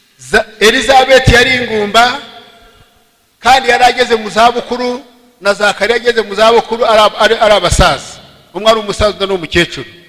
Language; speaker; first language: Kinyarwanda; early bilingual, heritage; Kinyarwanda